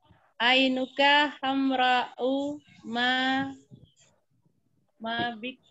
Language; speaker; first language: Arabic; non-native, learner; Indonesian